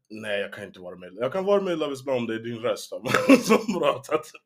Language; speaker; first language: Swedish; early bilingual, heritage; Swedish